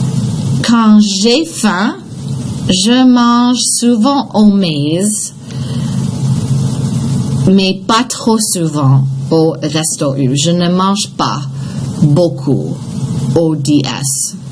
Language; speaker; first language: French; non-native, fluent; English